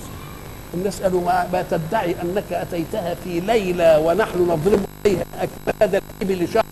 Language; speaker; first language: Arabic; native; Arabic